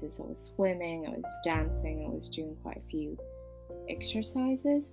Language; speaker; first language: English; non-native, local second language; Cantonese